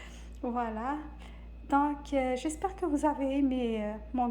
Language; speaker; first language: French; non-native, local second language; Arabic